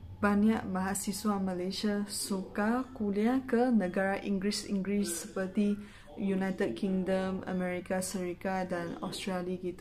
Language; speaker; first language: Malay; non-native, local second language; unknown